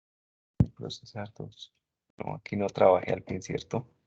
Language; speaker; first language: Spanish; native; Spanish